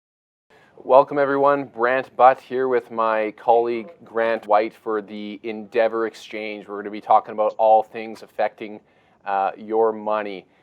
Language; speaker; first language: English; native; English